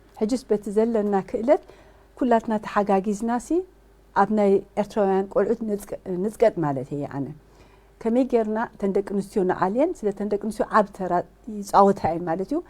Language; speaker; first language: Tigrinya; early bilingual, heritage; Tigrinya